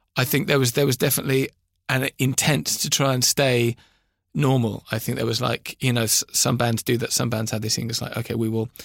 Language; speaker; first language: English; native; English